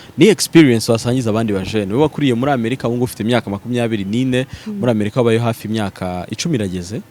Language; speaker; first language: Kinyarwanda; native; Kinyarwanda